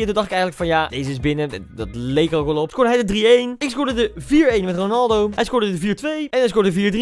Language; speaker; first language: Dutch; native; Dutch